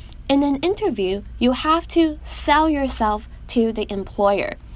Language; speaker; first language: English; non-native, fluent; Chinese